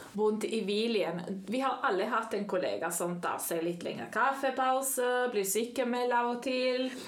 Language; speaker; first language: Norwegian; non-native, fluent; Spanish